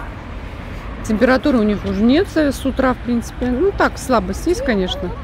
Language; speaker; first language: Russian; native; Russian